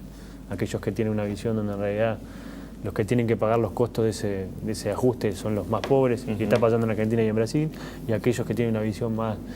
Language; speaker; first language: Spanish; native; Spanish